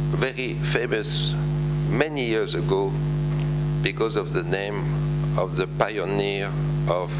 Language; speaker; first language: English; non-native, fluent; French